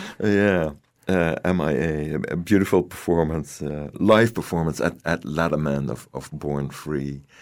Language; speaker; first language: English; non-native, fluent; Dutch